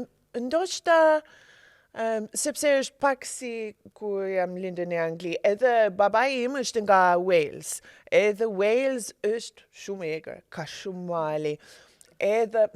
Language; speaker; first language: Albanian; non-native, learner; English